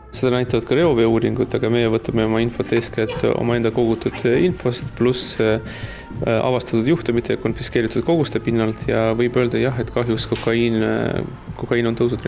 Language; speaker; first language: Estonian; native; Estonian